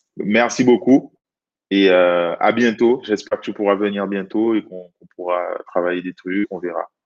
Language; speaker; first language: French; native; French